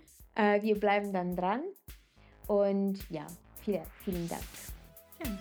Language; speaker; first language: German; non-native, fluent; Italian